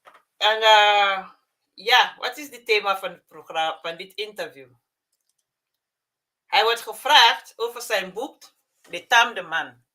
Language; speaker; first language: Dutch; non-native, fluent; Mandingo